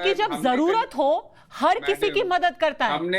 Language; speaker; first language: Hindi; native; Hindi